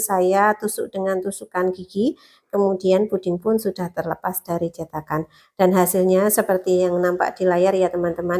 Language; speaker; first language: Indonesian; native; Indonesian